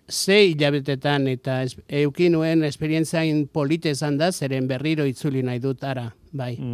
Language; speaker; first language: Basque; non-native, local second language; Spanish